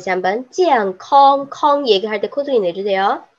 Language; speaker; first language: Korean; non-native, fluent; Chinese